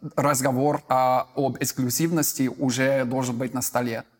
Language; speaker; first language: Russian; non-native, fluent; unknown